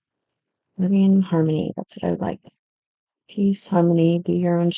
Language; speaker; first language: English; native; English